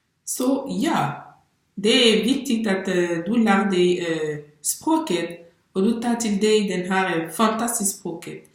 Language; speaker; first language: Swedish; non-native, fluent; French